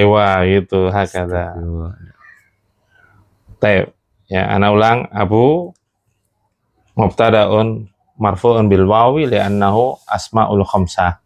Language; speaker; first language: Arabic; non-native, fluent; Indonesian